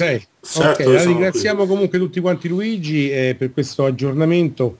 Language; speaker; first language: Italian; native; Italian